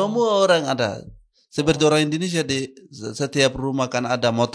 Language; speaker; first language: Indonesian; non-native, learner; Arabic